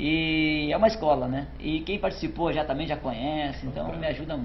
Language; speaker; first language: Portuguese; native; Portuguese